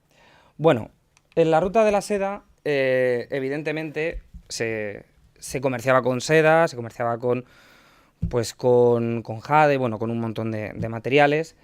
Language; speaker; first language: Spanish; native; Spanish